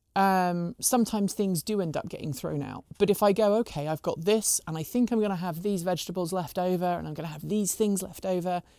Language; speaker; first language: English; native; English